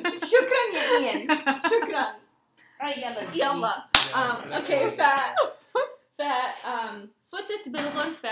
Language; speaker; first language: Arabic; non-native, learner; English